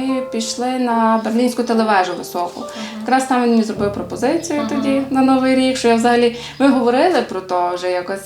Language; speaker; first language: Ukrainian; native; Ukrainian